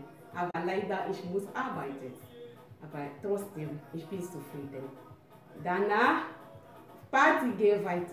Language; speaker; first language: German; non-native, learner; French